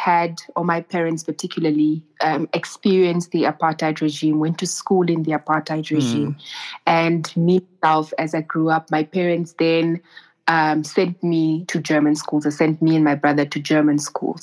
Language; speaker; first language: English; non-native, local second language; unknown